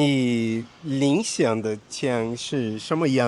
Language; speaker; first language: Chinese; non-native, learner; Portuguese